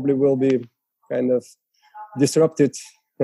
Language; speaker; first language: English; non-native, fluent; Bulgarian